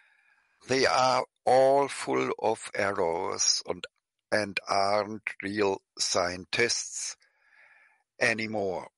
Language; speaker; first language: English; non-native, fluent; German